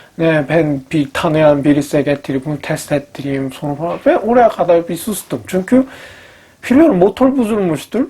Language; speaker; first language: Turkish; non-native, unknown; Korean